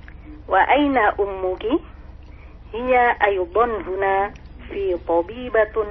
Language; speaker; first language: Arabic; non-native, learner; Indonesian